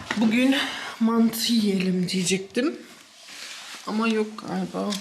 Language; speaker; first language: Turkish; early bilingual, heritage; Turkish